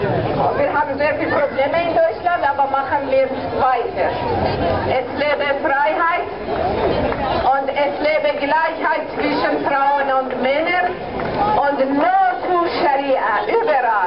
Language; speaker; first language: German; non-native, fluent; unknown